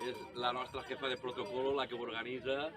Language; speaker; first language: Catalan; native; Catalan